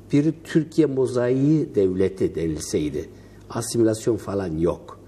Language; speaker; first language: Turkish; non-native, local second language; Kurdish